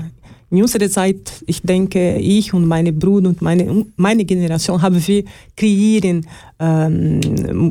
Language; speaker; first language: German; non-native, learner; Portuguese